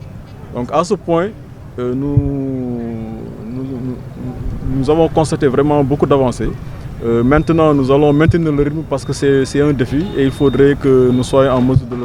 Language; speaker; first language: French; non-native, local second language; Wolof